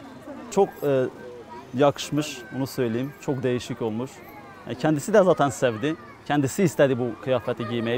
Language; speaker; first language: Turkish; non-native, local second language; Kurdish